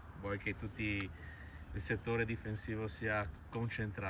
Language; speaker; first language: Italian; native; Italian